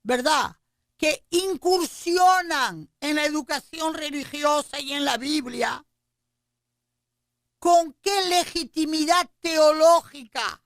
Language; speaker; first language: Spanish; native; Spanish